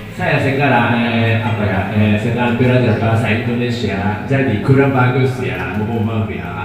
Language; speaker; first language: Indonesian; non-native, learner; Japanese